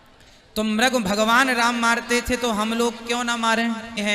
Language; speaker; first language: Hindi; native; Hindi